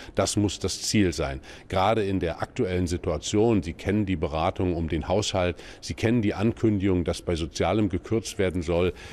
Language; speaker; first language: German; native; German